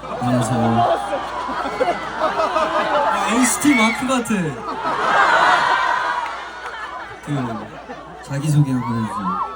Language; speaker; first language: Korean; early bilingual, heritage; Korean